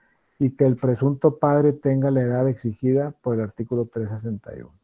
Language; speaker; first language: Spanish; native; Spanish